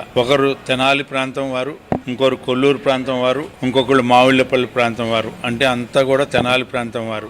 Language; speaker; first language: Telugu; native; Telugu